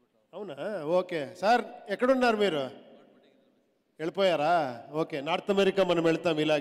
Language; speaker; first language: Telugu; non-native, local second language; Kannada